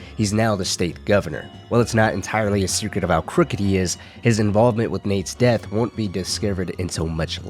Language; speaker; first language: English; native; English